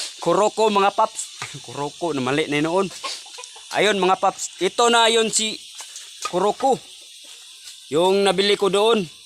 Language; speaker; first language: Filipino; non-native, local second language; Cebuano